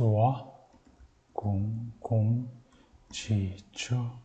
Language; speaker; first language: Chinese; non-native, learner; Mongolian